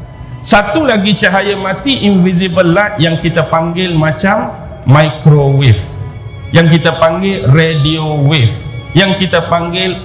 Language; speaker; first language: Malay; native; Malay